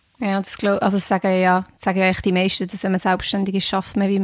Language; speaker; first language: German; native; German